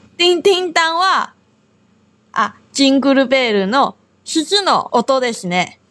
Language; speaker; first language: Japanese; non-native, fluent; Chinese